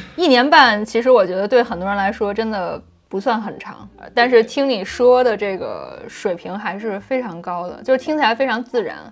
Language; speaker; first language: Chinese; native; Chinese